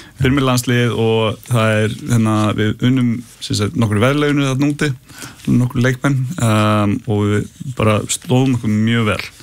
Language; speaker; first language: Icelandic; early bilingual, heritage; Icelandic